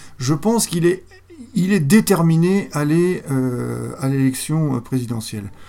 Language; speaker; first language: French; native; French